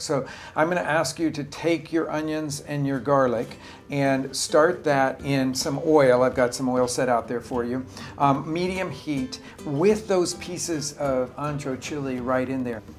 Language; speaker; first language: English; native; English